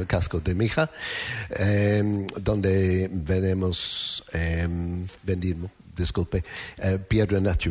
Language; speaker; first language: Spanish; non-native, learner; English